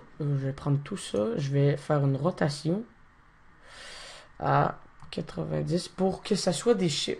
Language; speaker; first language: French; native; French